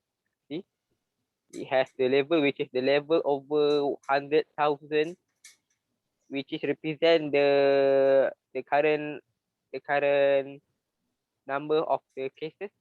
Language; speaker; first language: English; non-native, learner; Malay